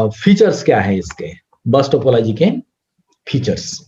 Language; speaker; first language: Hindi; non-native, local second language; Marathi